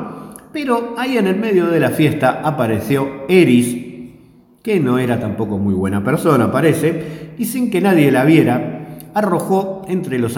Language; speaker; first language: Spanish; native; Spanish